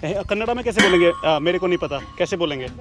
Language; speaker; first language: Hindi; native; Hindi